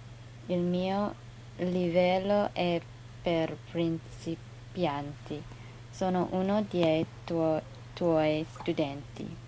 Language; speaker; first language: Italian; non-native, learner; English